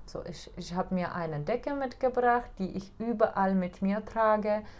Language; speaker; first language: German; non-native, fluent; Czech